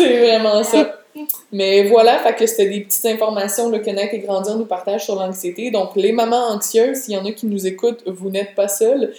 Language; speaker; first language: French; native; French